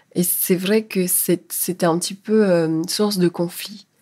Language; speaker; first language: French; native; French